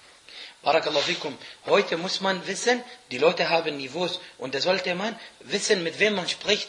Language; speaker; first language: German; non-native, fluent; Arabic